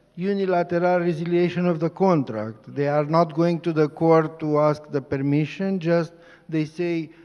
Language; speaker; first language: English; non-native, learner; Romanian